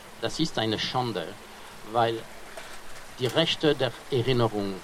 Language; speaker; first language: German; non-native, fluent; French